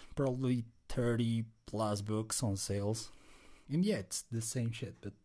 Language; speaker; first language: English; non-native, fluent; Spanish